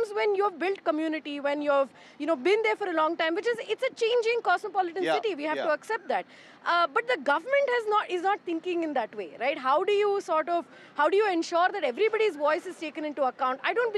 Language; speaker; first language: English; non-native, local second language; Kannada